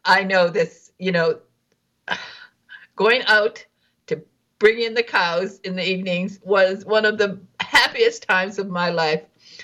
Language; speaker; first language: English; native; English